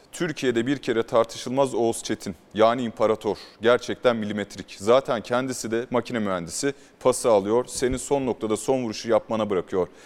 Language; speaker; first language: Turkish; native; Turkish